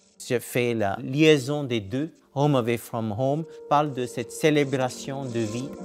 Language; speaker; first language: French; non-native, fluent; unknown